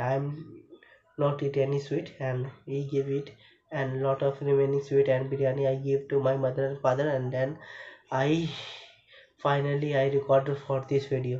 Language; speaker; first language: English; non-native, learner; Bangla